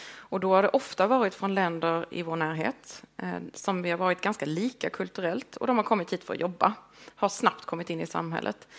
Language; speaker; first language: Swedish; native; Swedish